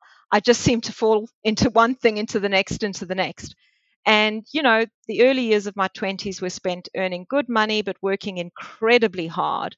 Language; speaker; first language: English; native; English